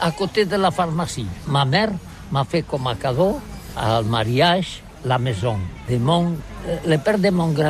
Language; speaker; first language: French; non-native, learner; Catalan